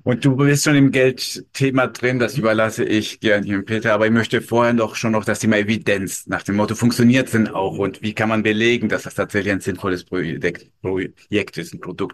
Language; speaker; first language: German; native; German